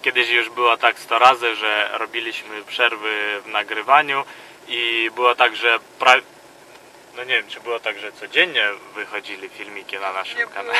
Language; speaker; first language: Polish; non-native, fluent; Russian